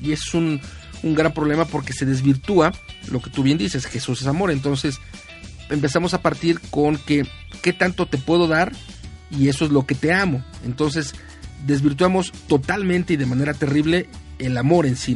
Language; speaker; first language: Spanish; native; Spanish